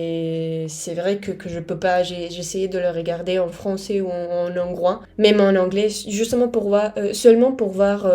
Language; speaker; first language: French; non-native, fluent; Spanish